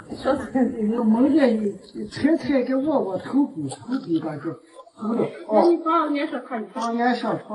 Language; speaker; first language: Chinese; native; Chinese